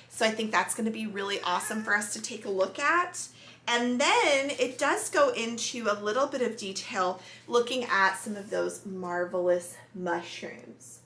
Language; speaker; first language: English; native; English